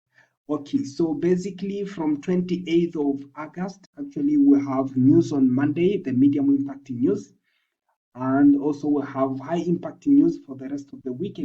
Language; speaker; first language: English; non-native, local second language; Swahili